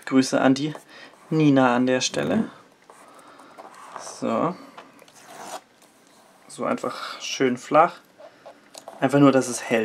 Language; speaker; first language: German; native; German